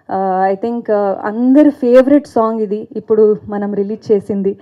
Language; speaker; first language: Telugu; non-native, fluent; Kannada